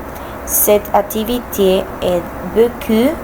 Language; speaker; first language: French; non-native, learner; Spanish